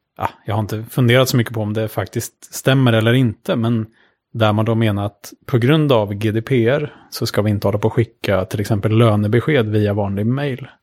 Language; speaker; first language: Swedish; native; Swedish